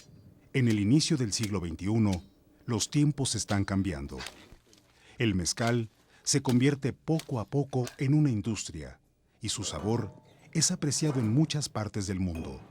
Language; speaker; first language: Spanish; native; Spanish